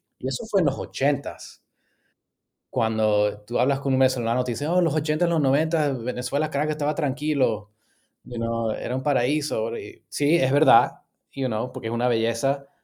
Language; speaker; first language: Spanish; early bilingual, heritage; Spanish